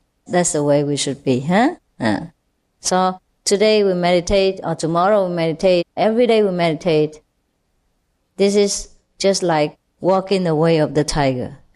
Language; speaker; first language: English; non-native, fluent; Vietnamese